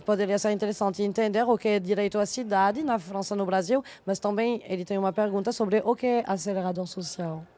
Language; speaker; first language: Portuguese; non-native, fluent; French